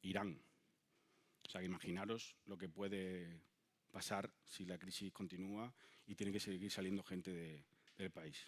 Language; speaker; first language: Spanish; native; Spanish